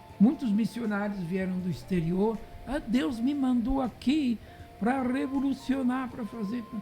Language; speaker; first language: Portuguese; early bilingual, other home language; Italian